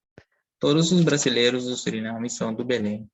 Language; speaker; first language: Portuguese; non-native, fluent; Dutch